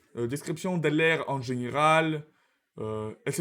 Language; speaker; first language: French; non-native, learner; Russian